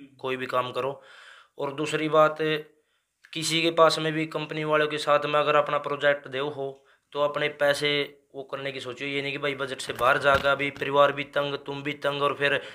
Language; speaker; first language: Hindi; native; Hindi